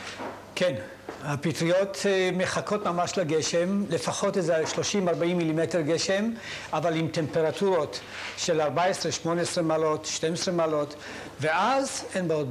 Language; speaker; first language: Hebrew; native; Hebrew